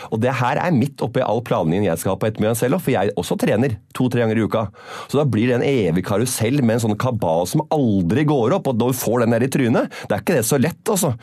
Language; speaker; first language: Norwegian; native; Norwegian